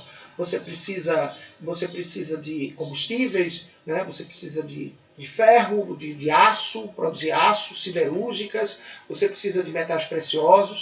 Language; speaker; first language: Portuguese; native; Portuguese